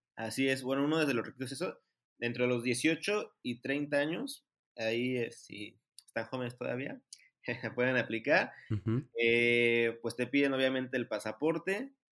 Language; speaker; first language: Spanish; native; Spanish